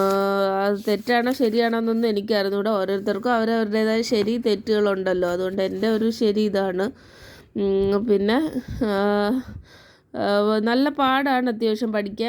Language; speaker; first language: Malayalam; native; Malayalam